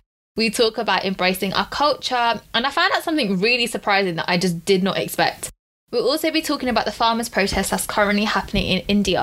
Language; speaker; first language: English; early bilingual, other home language; Punjabi